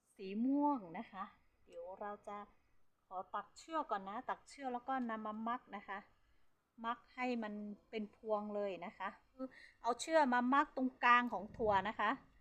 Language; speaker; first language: Thai; non-native, local second language; Hmong